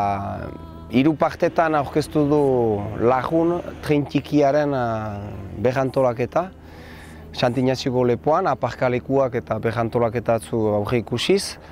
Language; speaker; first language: Basque; native; Basque